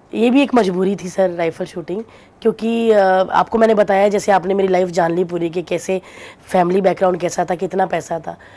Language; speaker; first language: Hindi; non-native, local second language; Punjabi